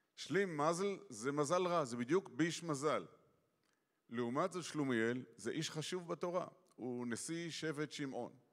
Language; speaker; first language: Hebrew; non-native, fluent; Yiddish